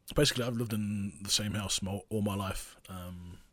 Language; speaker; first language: English; non-native, local second language; Māori